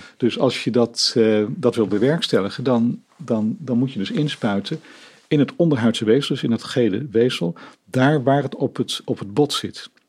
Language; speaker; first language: Dutch; native; Dutch